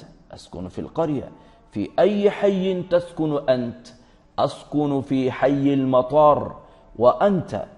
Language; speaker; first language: Arabic; non-native, fluent; Urdu